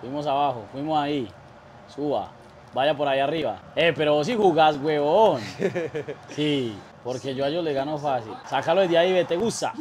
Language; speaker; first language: Spanish; native; Spanish